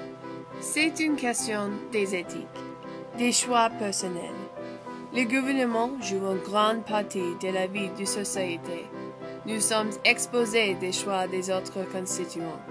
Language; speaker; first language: French; non-native, learner; English